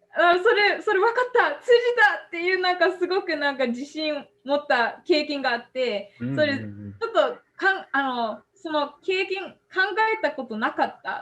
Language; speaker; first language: Japanese; non-native, fluent; English